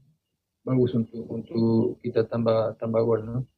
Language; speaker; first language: Indonesian; non-native, fluent; Spanish